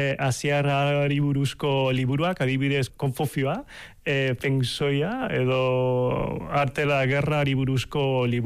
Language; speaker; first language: Basque; non-native, fluent; Cantonese